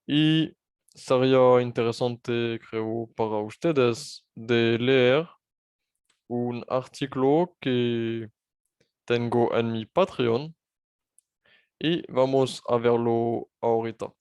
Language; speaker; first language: Spanish; non-native, fluent; French